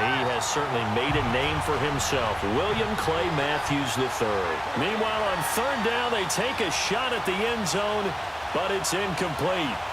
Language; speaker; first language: English; native; English